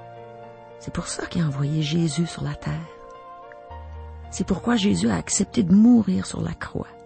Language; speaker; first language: French; native; French